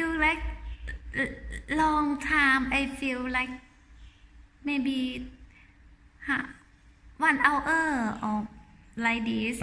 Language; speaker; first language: English; non-native, learner; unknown